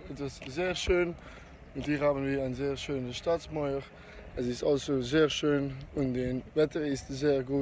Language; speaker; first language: German; non-native, learner; Dutch